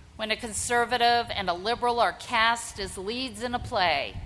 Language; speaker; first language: English; native; English